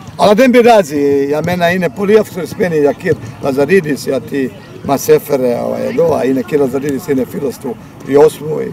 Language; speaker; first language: Greek; non-native, learner; Bosnian